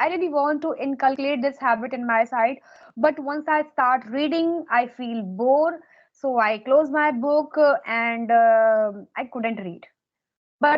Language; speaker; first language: English; non-native, local second language; Hindi